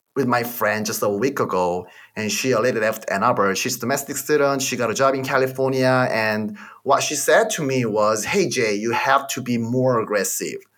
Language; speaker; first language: English; non-native, fluent; Korean